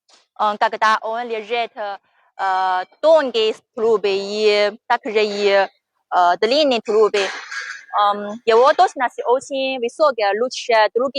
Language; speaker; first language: Russian; non-native, learner; Chinese